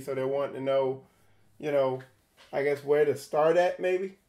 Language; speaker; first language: English; native; English